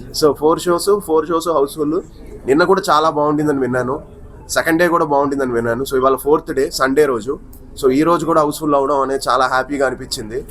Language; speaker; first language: Telugu; native; Telugu